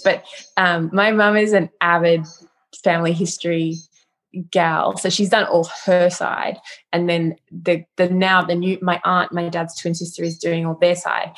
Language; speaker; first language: English; native; English